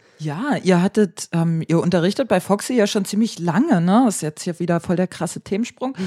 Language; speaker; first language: German; native; German